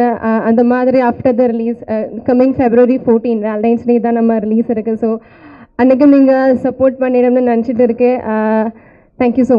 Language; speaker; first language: Tamil; non-native, learner; Malayalam